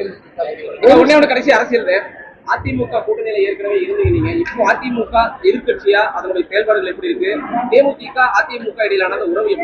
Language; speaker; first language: Tamil; native; Tamil